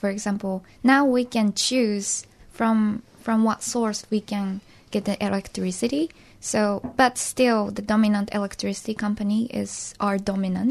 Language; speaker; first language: English; non-native, fluent; Japanese